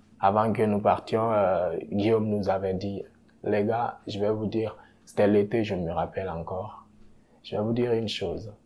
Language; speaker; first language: French; non-native, local second language; Susu